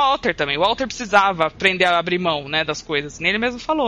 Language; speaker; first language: Portuguese; native; Portuguese